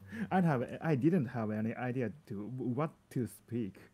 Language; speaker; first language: English; non-native, learner; Japanese